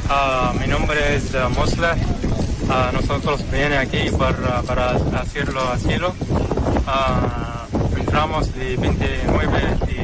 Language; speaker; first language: Spanish; non-native, learner; Arabic